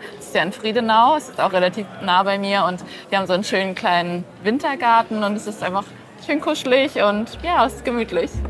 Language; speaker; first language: German; early bilingual, other home language; Chinese